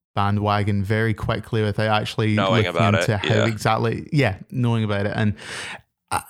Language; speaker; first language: English; native; English